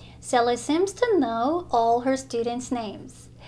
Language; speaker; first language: English; non-native, fluent; Korean